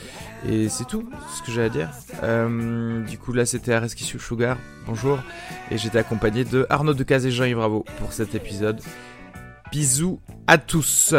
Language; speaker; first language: French; native; French